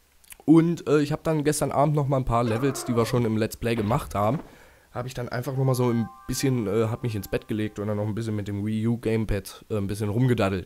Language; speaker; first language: German; native; German